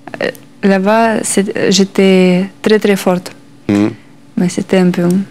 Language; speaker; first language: French; non-native, learner; Russian